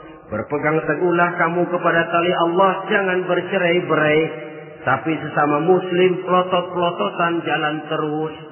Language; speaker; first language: Indonesian; native; Indonesian